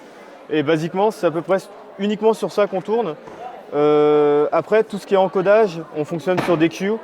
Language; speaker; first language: French; native; French